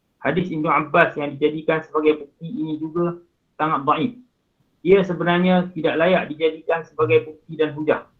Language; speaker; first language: Malay; native; Malay